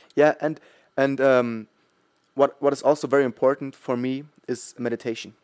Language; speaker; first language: English; non-native, fluent; German